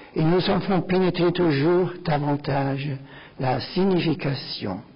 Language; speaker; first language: French; non-native, fluent; German